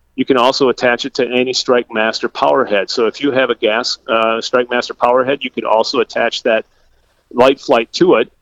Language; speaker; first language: English; native; English